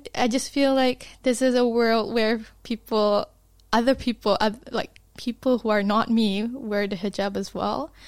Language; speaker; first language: English; non-native, local second language; Malay